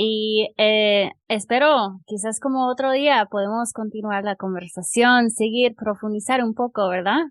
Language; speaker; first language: Spanish; non-native, fluent; English